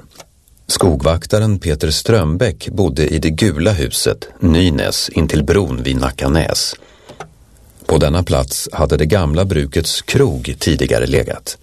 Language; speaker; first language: Swedish; native; Swedish